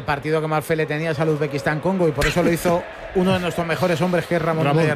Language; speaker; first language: Spanish; native; Spanish